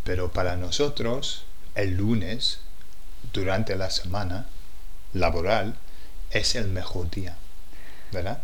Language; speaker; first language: Spanish; non-native, fluent; English